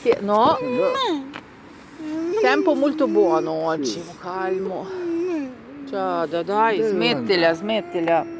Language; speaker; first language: Italian; non-native, learner; Ukrainian